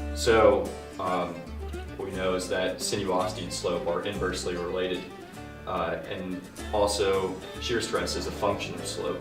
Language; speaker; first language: English; native; English